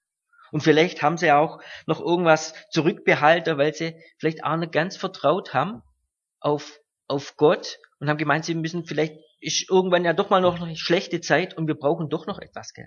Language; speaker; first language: German; native; German